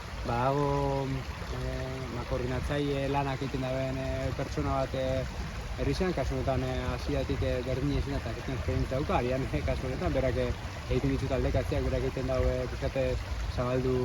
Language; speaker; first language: Basque; native; Basque